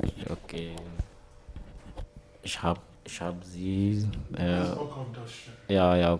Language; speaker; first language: German; non-native, learner; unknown